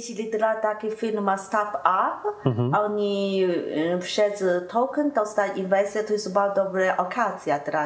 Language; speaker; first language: Polish; non-native, learner; Chinese